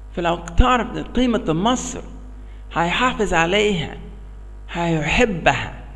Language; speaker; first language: Arabic; non-native, learner; English